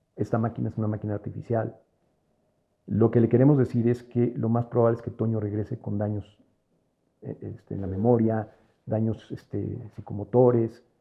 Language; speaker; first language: Spanish; native; Spanish